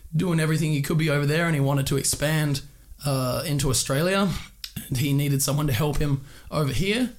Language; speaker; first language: English; native; English